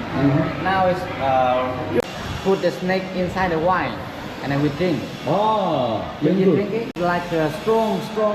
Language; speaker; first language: English; non-native, learner; Korean